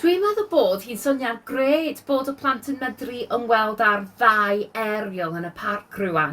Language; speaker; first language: Welsh; non-native, learner; English